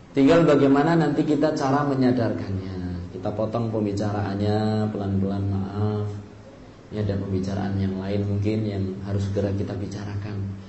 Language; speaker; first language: Indonesian; native; Indonesian